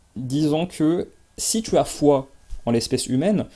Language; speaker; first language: French; non-native, local second language; Arabic